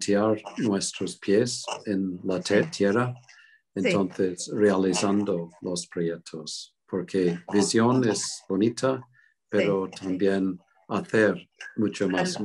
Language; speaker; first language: Spanish; non-native, fluent; English